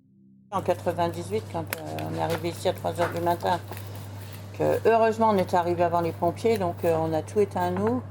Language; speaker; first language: French; native; French